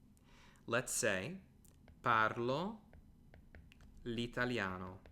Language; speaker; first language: Italian; non-native, fluent; English